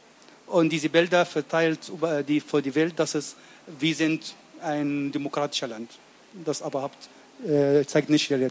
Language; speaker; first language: German; non-native, learner; Arabic